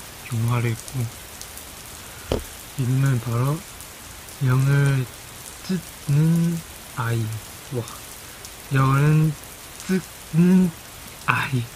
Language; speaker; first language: Korean; non-native, learner; Chinese